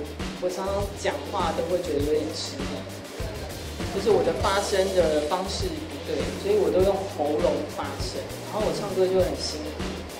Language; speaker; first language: Chinese; native; Chinese